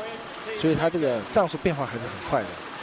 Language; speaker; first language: Chinese; native; Chinese